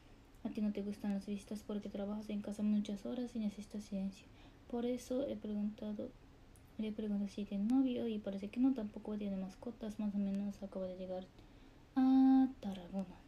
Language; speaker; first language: Spanish; non-native, learner; Japanese